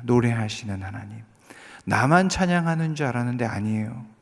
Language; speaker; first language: Korean; native; Korean